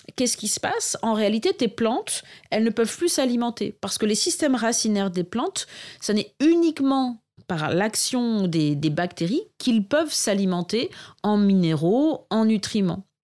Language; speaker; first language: French; native; French